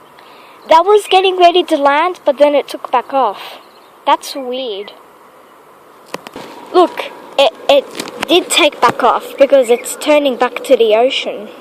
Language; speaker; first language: English; native; English